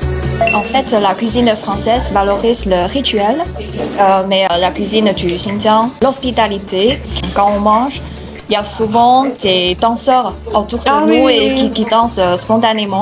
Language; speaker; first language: French; non-native, fluent; Chinese